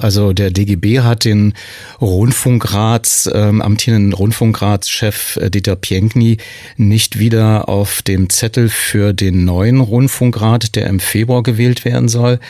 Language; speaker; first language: German; native; German